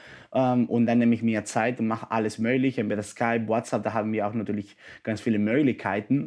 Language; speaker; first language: German; non-native, fluent; Spanish